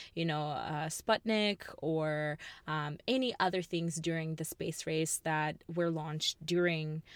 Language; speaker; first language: English; early bilingual, other home language; Russian